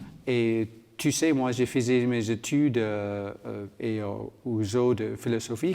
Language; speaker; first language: French; non-native, learner; English